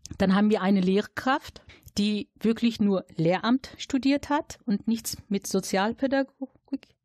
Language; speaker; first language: German; native; German